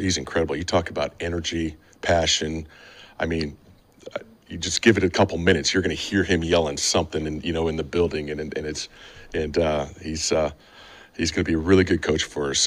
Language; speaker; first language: English; native; English